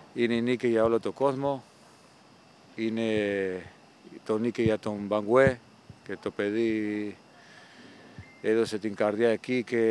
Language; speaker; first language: Greek; non-native, fluent; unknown